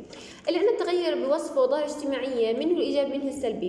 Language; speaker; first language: Arabic; native; Arabic